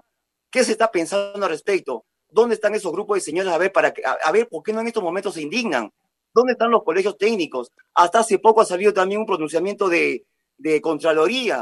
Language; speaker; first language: Spanish; native; Spanish